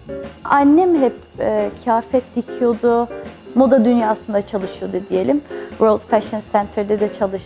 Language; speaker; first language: Turkish; early bilingual, heritage; Turkish